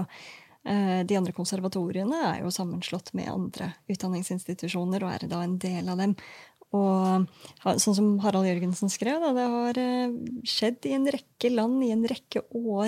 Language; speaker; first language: Norwegian; native; Norwegian